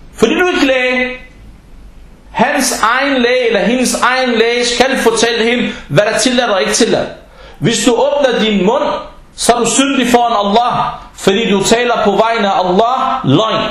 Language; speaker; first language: Danish; non-native, fluent; Arabic